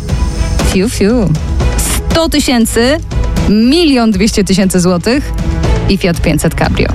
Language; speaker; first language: Polish; native; Polish